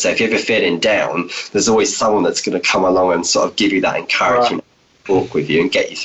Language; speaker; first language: English; native; English